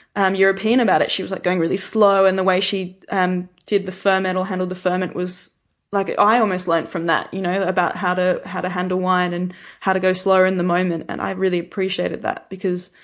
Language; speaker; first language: English; native; English